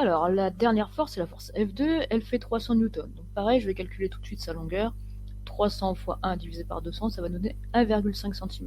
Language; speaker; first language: French; native; French